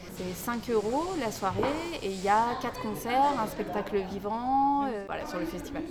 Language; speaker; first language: French; native; French